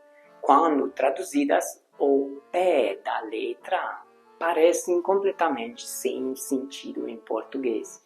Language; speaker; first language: Portuguese; non-native, fluent; Hungarian